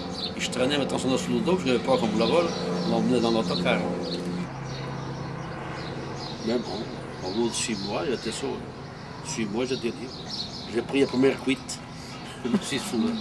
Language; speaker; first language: French; non-native, fluent; Portuguese